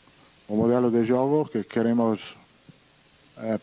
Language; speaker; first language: Portuguese; non-native, learner; Italian